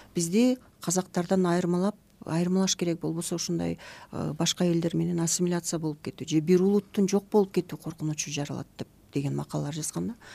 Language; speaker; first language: Kyrgyz; native; Kyrgyz